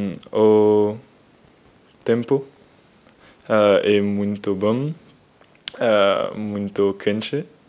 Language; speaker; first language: Portuguese; non-native, learner; French